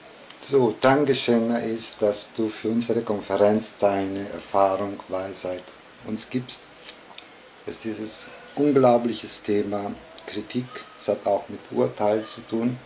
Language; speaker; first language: German; non-native, fluent; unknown